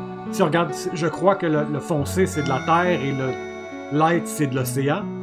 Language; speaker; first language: French; native; French